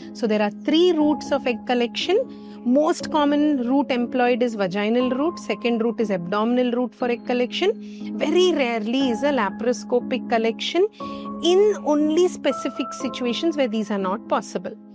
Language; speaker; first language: English; non-native, local second language; Telugu